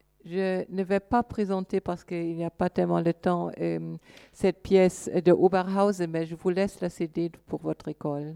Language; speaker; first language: French; non-native, fluent; German